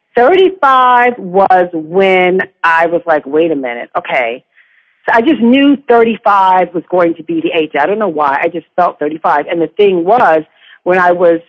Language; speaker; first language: English; native; English